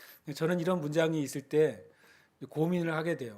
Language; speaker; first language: Korean; native; Korean